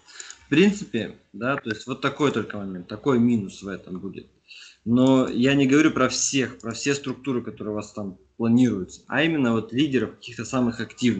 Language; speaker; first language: Russian; native; Russian